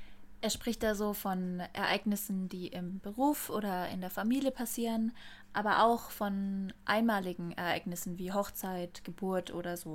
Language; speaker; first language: German; native; German